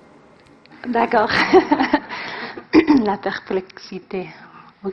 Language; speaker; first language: French; non-native, fluent; Spanish